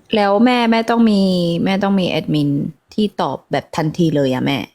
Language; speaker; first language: Thai; early bilingual, heritage; Thai